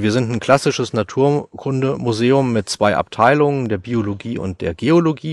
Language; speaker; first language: German; native; German